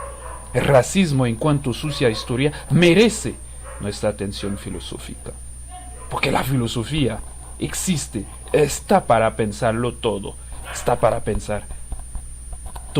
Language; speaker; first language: Spanish; non-native, fluent; Haitian Creole